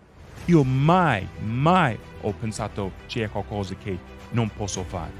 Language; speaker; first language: Italian; non-native, fluent; English